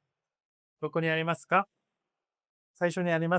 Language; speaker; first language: Japanese; non-native, fluent; Korean